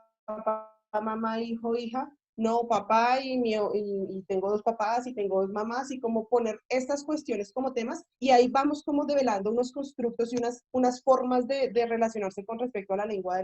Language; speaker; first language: Spanish; native; Spanish